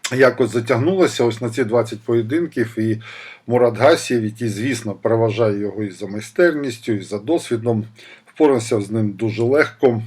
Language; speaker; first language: Ukrainian; non-native, local second language; Russian